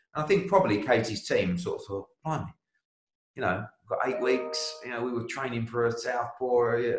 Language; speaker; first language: English; native; English